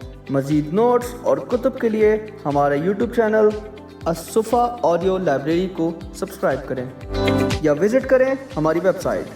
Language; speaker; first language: Urdu; native; Urdu